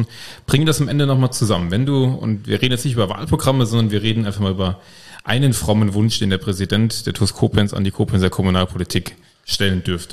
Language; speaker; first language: German; native; German